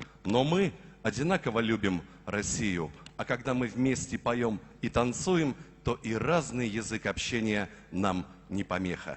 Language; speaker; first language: Russian; native; Russian